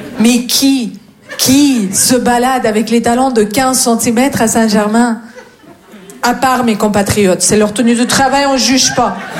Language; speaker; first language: French; non-native, fluent; Russian